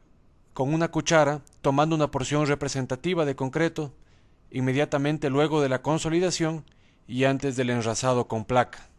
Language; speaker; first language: Spanish; native; Spanish